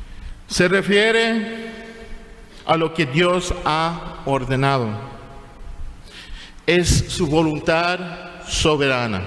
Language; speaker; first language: Spanish; non-native, fluent; English